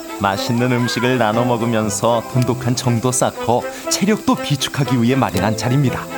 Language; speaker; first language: Korean; native; Korean